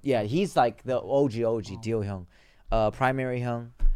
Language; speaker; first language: English; early bilingual, other home language; Korean